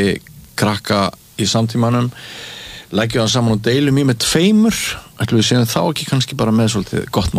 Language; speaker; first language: Icelandic; native; Icelandic